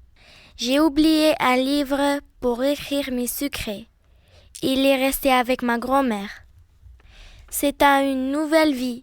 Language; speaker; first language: French; non-native, learner; Arabic